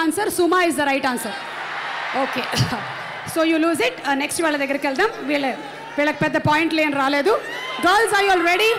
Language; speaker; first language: Telugu; native; Telugu